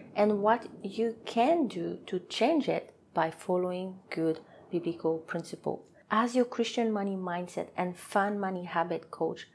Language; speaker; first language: English; non-native, fluent; French